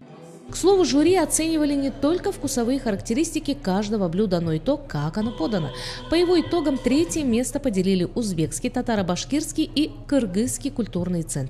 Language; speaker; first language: Russian; native; Russian